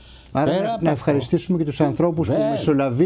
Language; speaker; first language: Greek; native; Greek